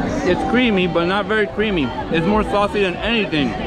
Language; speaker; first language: English; early bilingual, other home language; Spanish